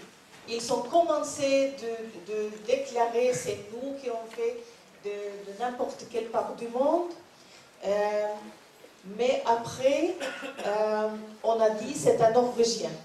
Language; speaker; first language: French; non-native, learner; Norwegian